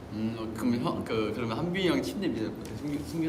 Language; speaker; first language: Korean; native; Korean